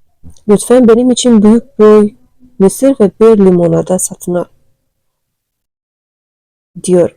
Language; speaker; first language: Turkish; non-native, learner; Turkmen